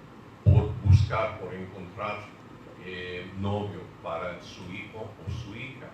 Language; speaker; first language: Spanish; non-native, fluent; English